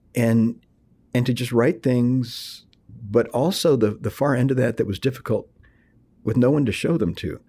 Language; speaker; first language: English; early bilingual, other home language; Spanish